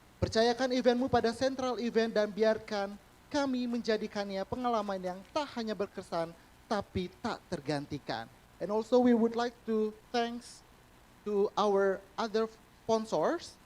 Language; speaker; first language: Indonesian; native; Indonesian